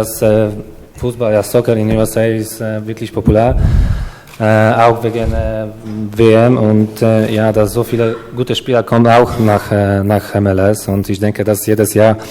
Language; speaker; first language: German; non-native, learner; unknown